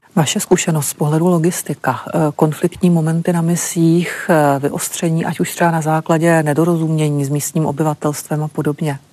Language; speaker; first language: Czech; native; Czech